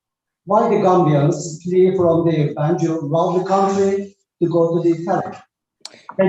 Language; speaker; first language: English; non-native, fluent; Turkish